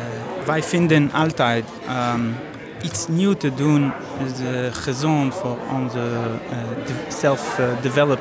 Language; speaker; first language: Dutch; non-native, learner; Hebrew